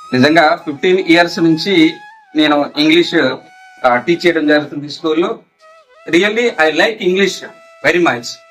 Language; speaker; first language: Telugu; native; Telugu